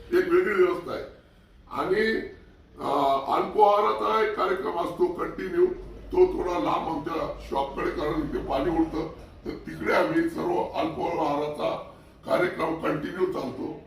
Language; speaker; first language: Marathi; non-native, local second language; Marwari